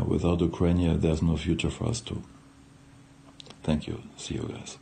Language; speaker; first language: English; non-native, fluent; German